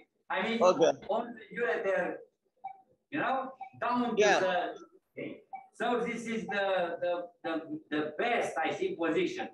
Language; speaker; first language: English; non-native, fluent; Romanian